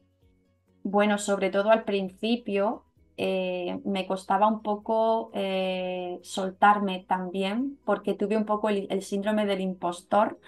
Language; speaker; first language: Spanish; native; Spanish